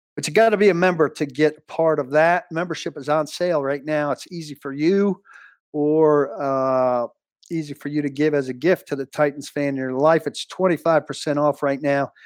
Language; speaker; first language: English; native; English